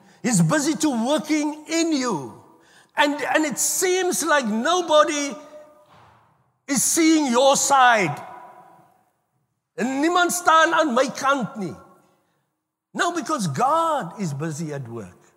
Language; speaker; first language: English; non-native, local second language; Afrikaans